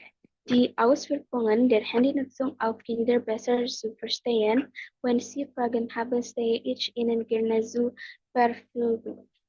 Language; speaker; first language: German; non-native, learner; Indonesian